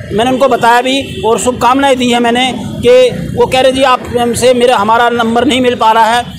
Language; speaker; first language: Hindi; native; Hindi